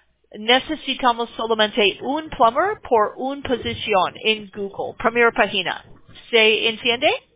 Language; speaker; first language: Spanish; non-native, learner; English